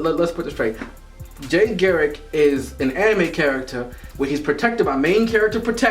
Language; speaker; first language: English; native; English